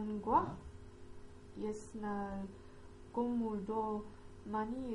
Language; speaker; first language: Korean; non-native, learner; English